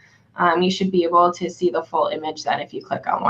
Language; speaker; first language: English; native; English